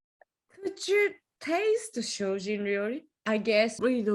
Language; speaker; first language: English; non-native, learner; Japanese